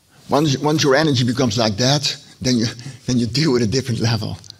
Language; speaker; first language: English; non-native, fluent; Dutch